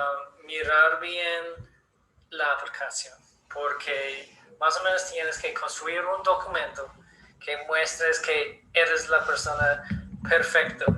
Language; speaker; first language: Spanish; non-native, learner; English